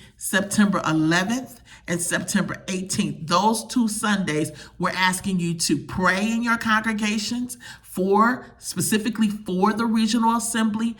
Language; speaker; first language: English; native; English